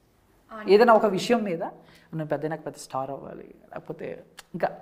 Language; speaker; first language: Telugu; native; Telugu